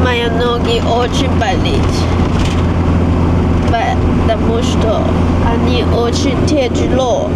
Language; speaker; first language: Russian; non-native, learner; Chinese